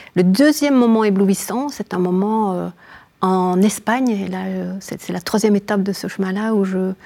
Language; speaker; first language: French; native; French